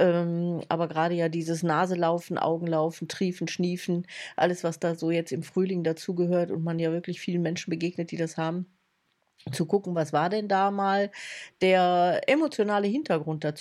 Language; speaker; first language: German; native; German